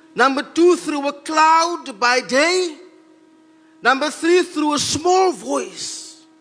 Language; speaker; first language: English; non-native, local second language; Afrikaans